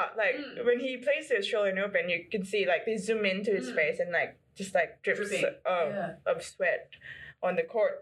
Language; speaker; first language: English; non-native, local second language; Filipino